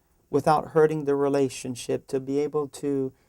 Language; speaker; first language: English; native; English